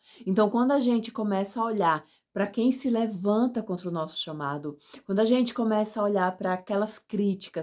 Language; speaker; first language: Portuguese; native; Portuguese